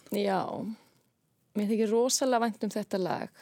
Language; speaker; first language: Icelandic; native; Icelandic